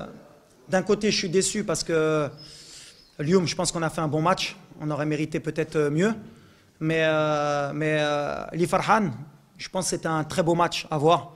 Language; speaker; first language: French; non-native, local second language; Arabic